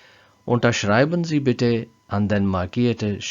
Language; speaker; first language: German; non-native, fluent; Urdu